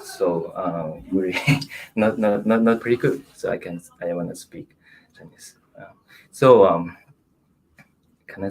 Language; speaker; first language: English; non-native, learner; Mongolian